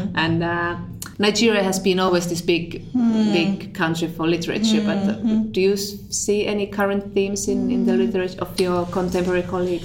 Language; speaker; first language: English; non-native, fluent; Finnish